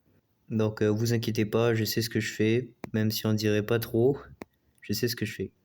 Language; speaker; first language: French; native; French